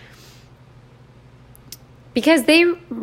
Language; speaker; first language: English; native; English